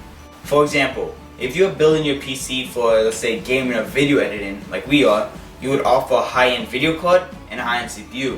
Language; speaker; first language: English; native; English